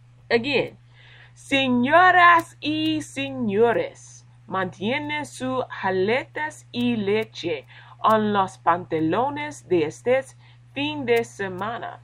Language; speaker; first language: Spanish; non-native, learner; English